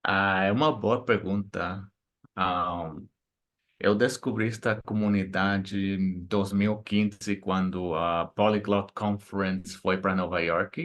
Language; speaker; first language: Portuguese; non-native, fluent; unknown